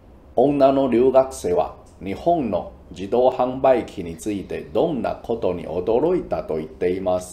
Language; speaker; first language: Japanese; non-native, fluent; Chinese